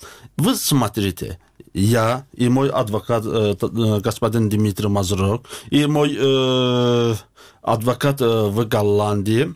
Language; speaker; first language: Russian; non-native, learner; Azerbaijani